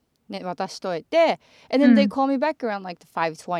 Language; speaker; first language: English; non-native, fluent; Japanese